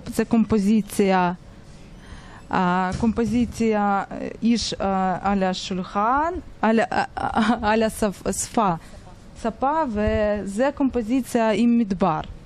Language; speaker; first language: Hebrew; non-native, learner; Russian